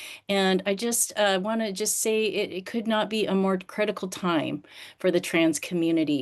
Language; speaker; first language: English; native; English